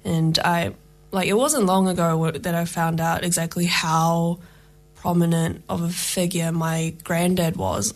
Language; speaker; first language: English; native; English